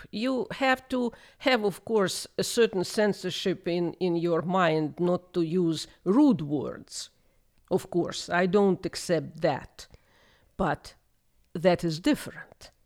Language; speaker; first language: English; non-native, fluent; Russian